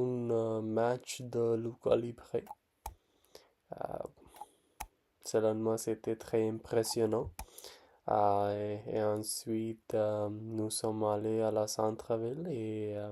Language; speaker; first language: French; non-native, learner; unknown